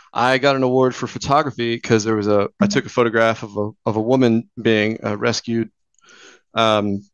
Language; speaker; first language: English; native; English